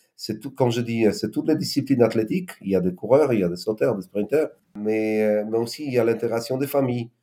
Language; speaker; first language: French; non-native, fluent; Polish